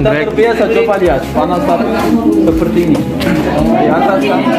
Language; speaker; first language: Indonesian; non-native, learner; Turkish